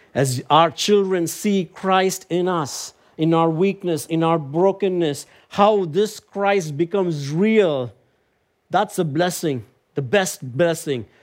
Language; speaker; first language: English; non-native, local second language; Tamil